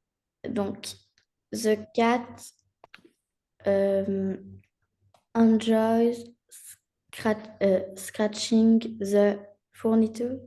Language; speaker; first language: English; non-native, learner; French